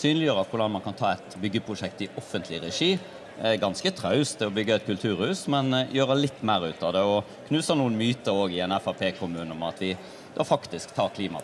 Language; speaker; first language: Norwegian; native; Norwegian